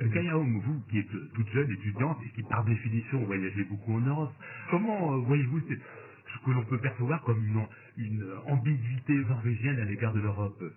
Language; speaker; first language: French; native; French